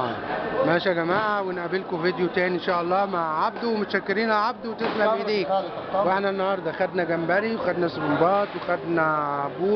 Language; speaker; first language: Arabic; native; Arabic